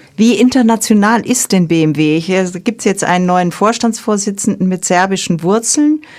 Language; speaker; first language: German; native; German